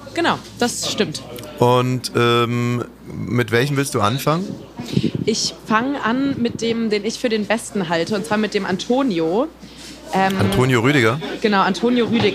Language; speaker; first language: German; native; German